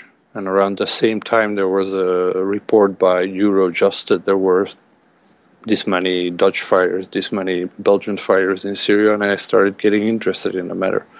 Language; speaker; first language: English; non-native, fluent; Dutch